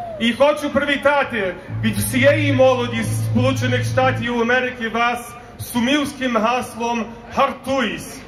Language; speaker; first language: Ukrainian; early bilingual, heritage; Ukrainian